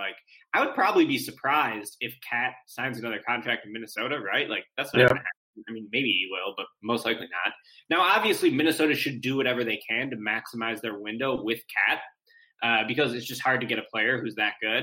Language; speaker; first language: English; native; English